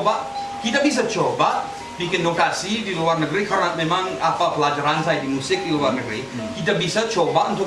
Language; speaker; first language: Indonesian; non-native, fluent; Spanish